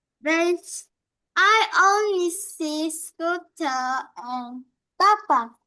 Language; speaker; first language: English; non-native, learner; Vietnamese